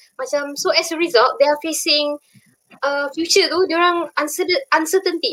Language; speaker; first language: English; non-native, local second language; Malay